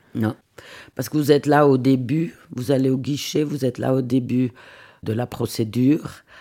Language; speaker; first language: French; non-native, fluent; Swiss German